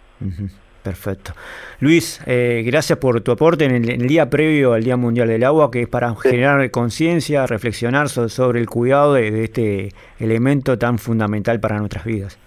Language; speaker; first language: Spanish; native; Spanish